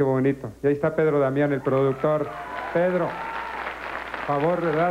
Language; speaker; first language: Spanish; native; Spanish